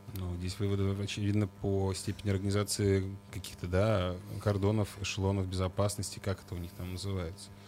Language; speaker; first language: Russian; native; Russian